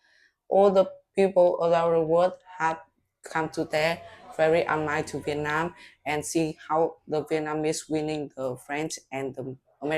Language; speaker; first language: English; non-native, learner; Vietnamese